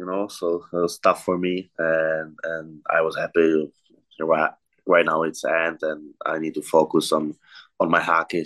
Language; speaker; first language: English; non-native, learner; Czech